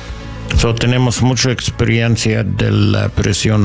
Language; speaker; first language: Spanish; non-native, learner; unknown